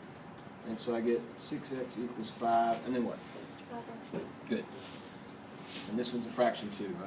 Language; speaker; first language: English; native; English